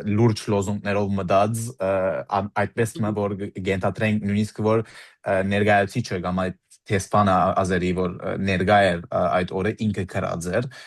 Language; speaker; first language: Armenian; early bilingual, heritage; Armenian